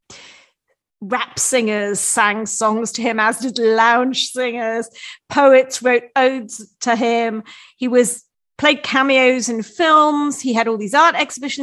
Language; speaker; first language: English; native; English